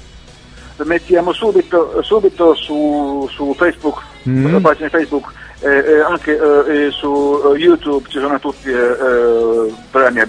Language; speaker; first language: Italian; non-native, learner; Finnish